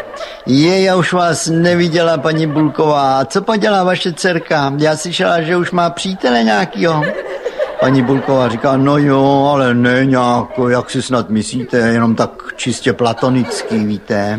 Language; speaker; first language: Czech; native; Czech